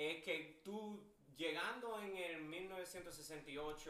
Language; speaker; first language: Spanish; early bilingual, heritage; English